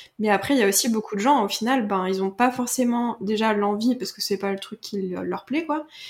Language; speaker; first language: French; native; French